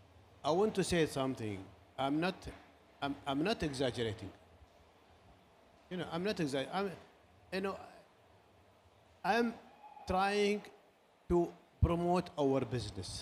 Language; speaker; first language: English; non-native, learner; Arabic